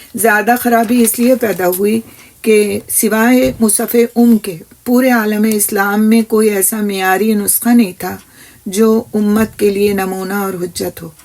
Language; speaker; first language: Urdu; native; Urdu